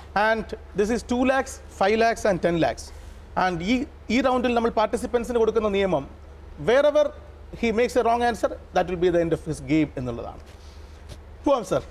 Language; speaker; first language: English; non-native, local second language; Malayalam